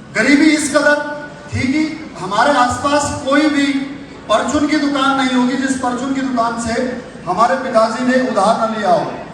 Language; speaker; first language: Hindi; native; Hindi